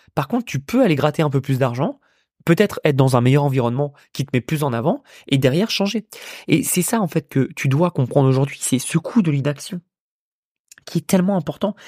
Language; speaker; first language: French; native; French